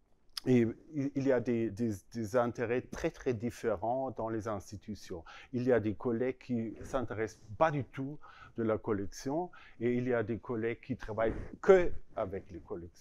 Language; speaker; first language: French; non-native, learner; German